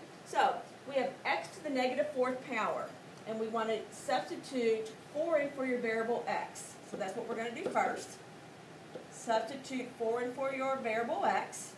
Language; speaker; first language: English; native; English